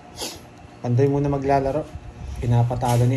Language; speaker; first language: Filipino; native; Filipino